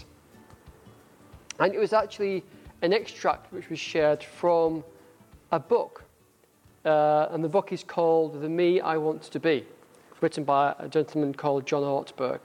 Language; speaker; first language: English; native; English